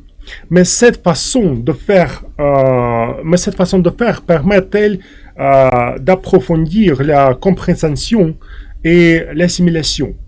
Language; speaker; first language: French; non-native, fluent; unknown